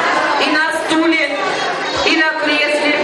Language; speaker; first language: Russian; native; Russian